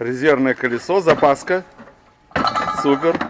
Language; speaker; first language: Russian; native; Russian